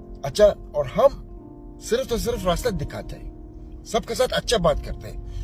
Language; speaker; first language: Hindi; non-native, fluent; Arabic